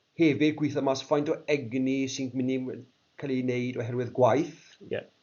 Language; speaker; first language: Welsh; native; Welsh